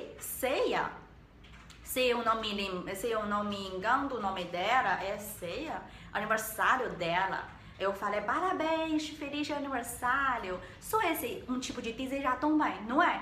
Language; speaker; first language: Portuguese; non-native, learner; Chinese